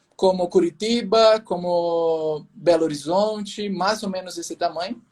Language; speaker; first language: Spanish; non-native, fluent; Portuguese